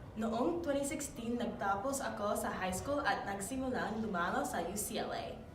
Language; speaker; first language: Filipino; non-native, learner; English